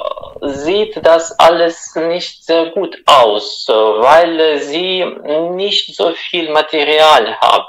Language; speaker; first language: German; non-native, fluent; Russian